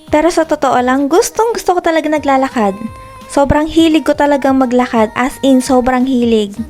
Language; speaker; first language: Filipino; native; Filipino